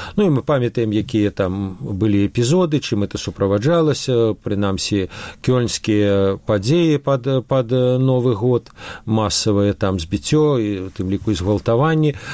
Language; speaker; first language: Belarusian; non-native, local second language; Russian